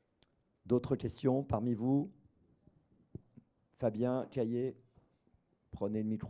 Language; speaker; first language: French; native; French